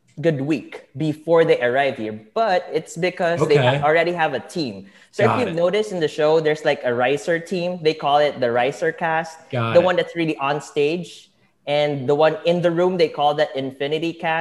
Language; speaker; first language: English; non-native, local second language; Filipino